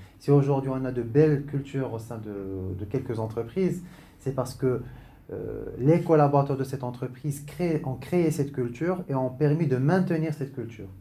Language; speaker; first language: French; non-native, local second language; Arabic